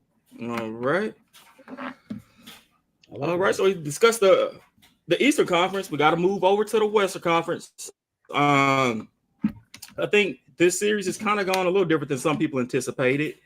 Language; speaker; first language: English; native; English